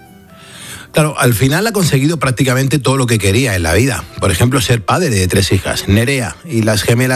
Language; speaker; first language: Spanish; native; Spanish